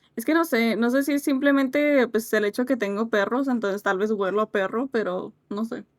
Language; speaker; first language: Spanish; early bilingual, heritage; Spanish